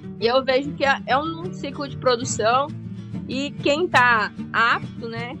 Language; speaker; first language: Portuguese; native; Portuguese